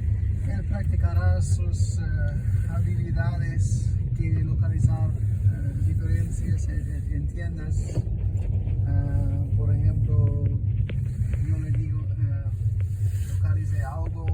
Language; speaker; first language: Spanish; non-native, learner; English